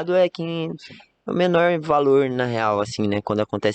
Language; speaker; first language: Portuguese; native; Portuguese